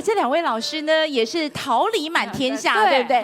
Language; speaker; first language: Chinese; native; Chinese